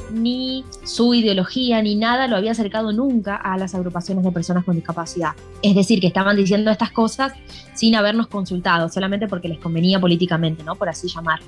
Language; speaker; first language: Spanish; native; Spanish